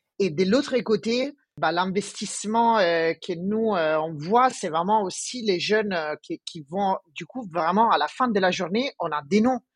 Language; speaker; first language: French; non-native, fluent; Italian